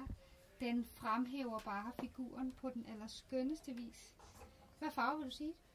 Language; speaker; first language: Danish; native; Danish